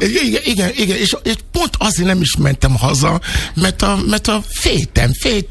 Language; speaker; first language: Hungarian; non-native, learner; Yoruba